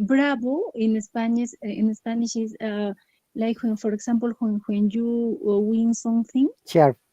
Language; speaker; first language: English; non-native, learner; Spanish